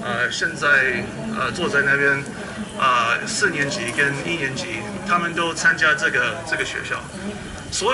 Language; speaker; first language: Chinese; non-native, learner; English